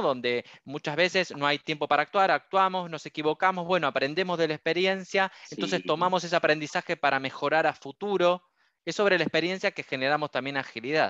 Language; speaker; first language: Spanish; native; Spanish